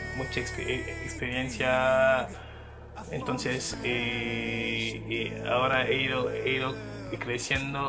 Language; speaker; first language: Spanish; non-native, fluent; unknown